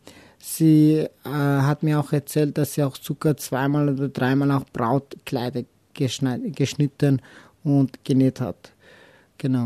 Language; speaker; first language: German; non-native, local second language; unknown